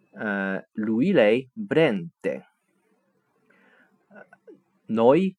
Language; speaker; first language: Italian; non-native, fluent; Chinese